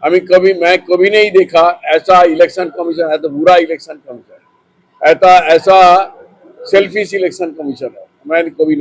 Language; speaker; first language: Hindi; non-native, local second language; Bangla